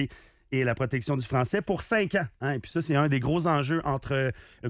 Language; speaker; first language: French; native; French